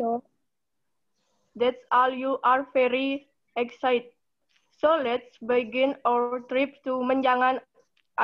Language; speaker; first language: English; non-native, learner; Indonesian